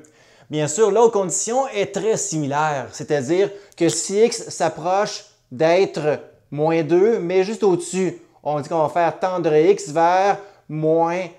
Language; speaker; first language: French; native; French